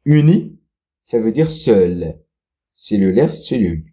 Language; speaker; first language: French; non-native, local second language; Arabic